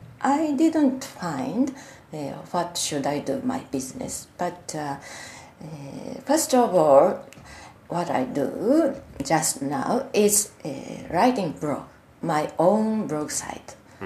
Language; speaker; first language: English; non-native, learner; Japanese